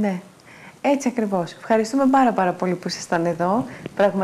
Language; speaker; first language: Greek; native; Greek